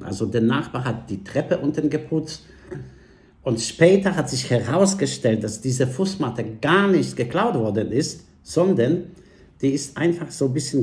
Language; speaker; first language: German; non-native, fluent; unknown